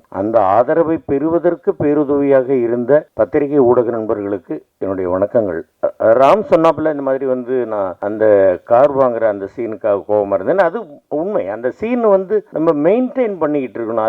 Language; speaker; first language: Tamil; native; Tamil